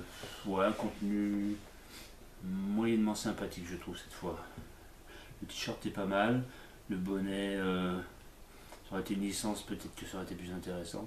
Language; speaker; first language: French; native; French